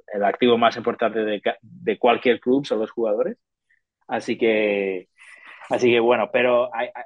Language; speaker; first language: Spanish; non-native, fluent; English